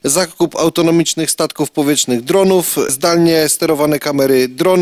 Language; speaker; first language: Polish; native; Polish